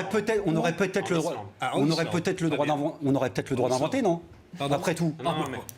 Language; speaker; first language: French; native; French